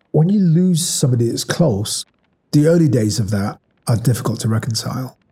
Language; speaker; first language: English; native; English